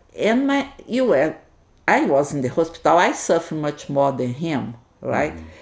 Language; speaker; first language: English; non-native, learner; Portuguese